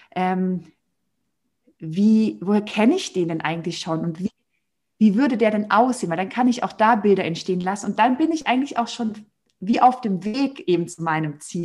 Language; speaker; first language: German; native; German